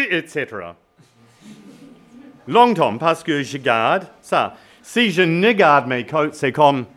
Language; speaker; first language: French; non-native, learner; English